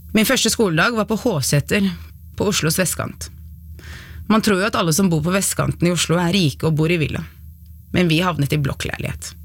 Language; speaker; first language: Norwegian; early bilingual, other home language; Arabic